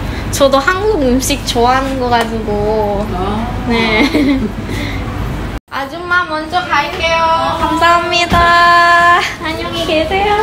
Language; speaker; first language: Korean; non-native, learner; Indonesian